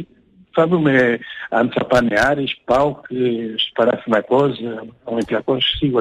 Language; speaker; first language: Greek; non-native, learner; Portuguese